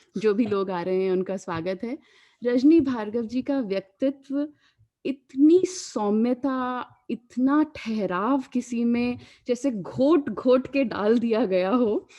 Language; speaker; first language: Hindi; native; Hindi